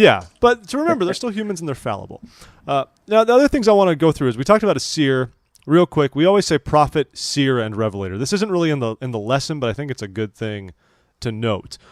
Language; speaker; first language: English; native; English